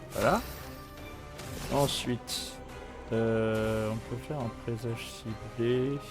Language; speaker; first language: French; native; French